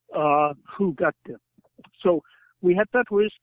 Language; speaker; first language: English; non-native, fluent; German